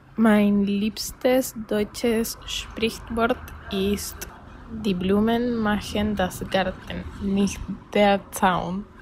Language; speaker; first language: German; non-native, learner; Spanish